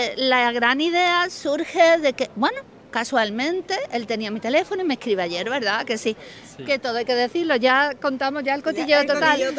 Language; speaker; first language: Spanish; native; Spanish